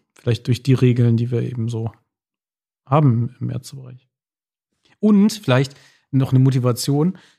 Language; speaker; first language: German; native; German